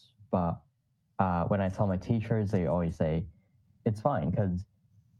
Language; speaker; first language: English; non-native, local second language; Cantonese